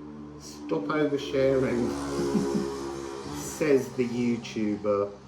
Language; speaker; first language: English; native; English